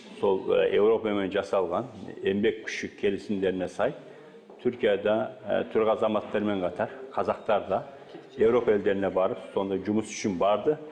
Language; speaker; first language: Kazakh; early bilingual, heritage; Kazakh